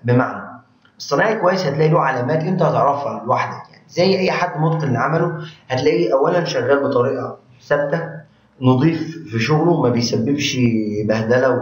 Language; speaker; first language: Arabic; native; Arabic